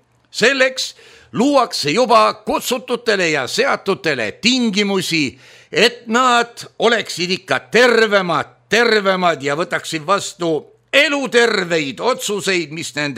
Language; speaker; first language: Estonian; native; Estonian